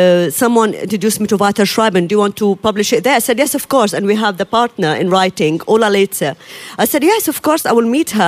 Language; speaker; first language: English; non-native, fluent; Arabic